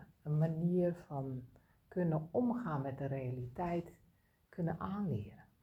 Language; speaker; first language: Dutch; native; Dutch